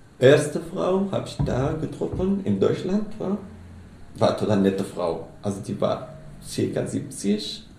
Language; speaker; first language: German; non-native, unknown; Arabic